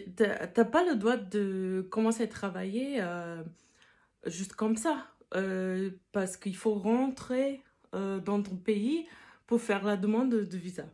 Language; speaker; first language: French; non-native, fluent; English